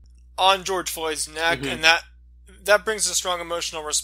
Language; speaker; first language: English; native; English